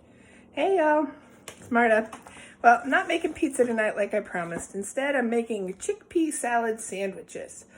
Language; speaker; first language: English; native; English